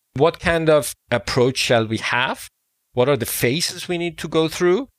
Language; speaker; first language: English; non-native, fluent; Danish